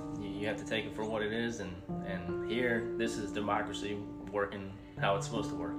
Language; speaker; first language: English; native; English